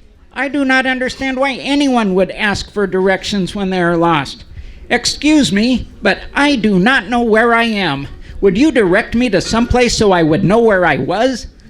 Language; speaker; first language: English; native; English